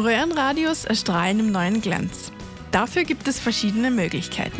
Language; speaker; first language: German; native; German